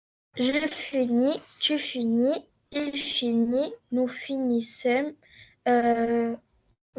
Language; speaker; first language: French; non-native, learner; Arabic